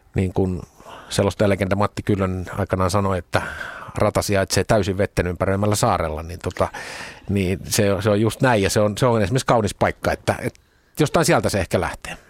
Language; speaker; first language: Finnish; native; Finnish